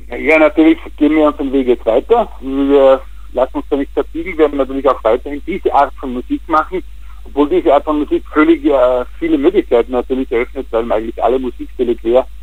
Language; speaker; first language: German; native; German